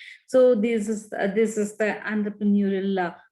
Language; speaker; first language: English; non-native, local second language; Kannada